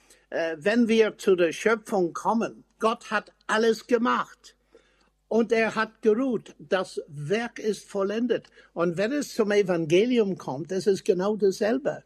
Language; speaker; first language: German; non-native, fluent; English